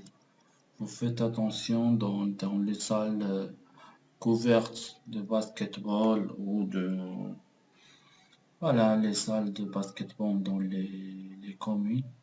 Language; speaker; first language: French; non-native, local second language; Arabic